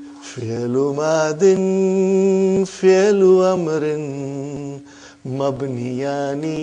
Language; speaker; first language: Arabic; non-native, fluent; English